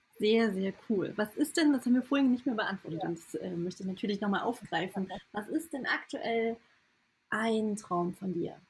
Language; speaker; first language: German; native; German